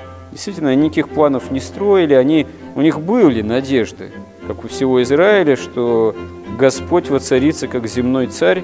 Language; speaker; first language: Russian; native; Russian